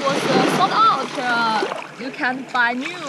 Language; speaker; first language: English; non-native, learner; Chinese